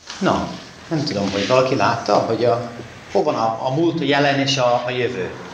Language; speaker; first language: Hungarian; non-native, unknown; English